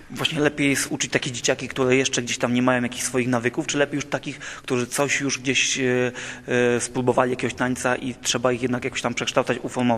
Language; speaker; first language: Polish; native; Polish